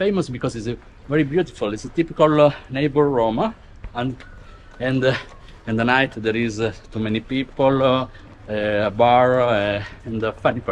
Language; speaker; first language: English; non-native, learner; Italian